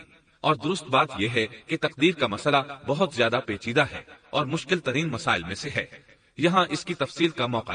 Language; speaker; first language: Urdu; native; Urdu